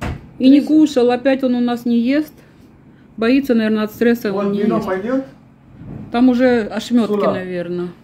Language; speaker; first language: Russian; native; Russian